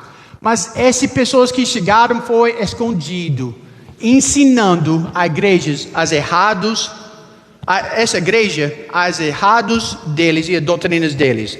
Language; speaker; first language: Portuguese; non-native, learner; English